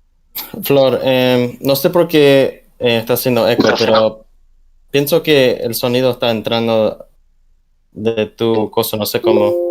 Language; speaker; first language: Spanish; early bilingual, heritage; Spanish